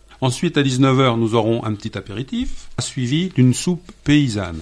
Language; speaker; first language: French; native; French